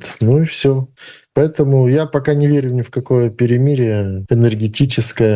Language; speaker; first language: Russian; native; Russian